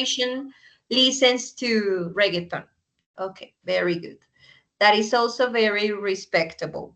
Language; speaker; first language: English; non-native, fluent; Spanish